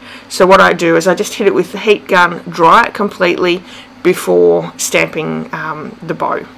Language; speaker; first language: English; native; English